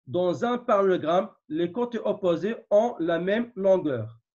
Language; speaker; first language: French; non-native, local second language; Arabic